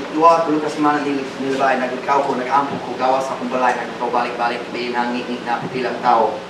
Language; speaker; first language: Cebuano; non-native, fluent; English